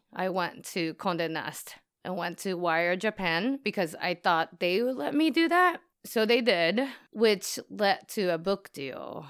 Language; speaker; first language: English; non-native, fluent; Japanese